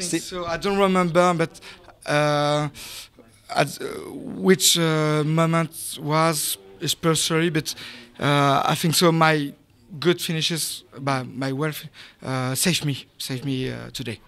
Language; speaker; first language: English; non-native, learner; French